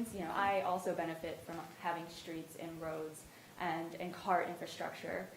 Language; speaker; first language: English; native; English